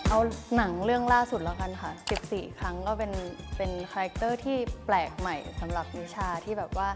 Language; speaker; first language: Thai; native; Thai